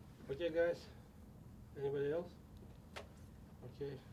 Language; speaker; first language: English; non-native, fluent; Russian